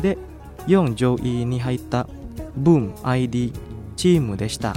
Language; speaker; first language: Japanese; non-native, fluent; Indonesian